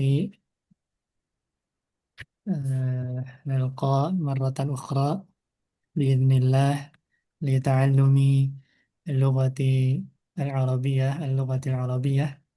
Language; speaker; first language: Arabic; non-native, fluent; Indonesian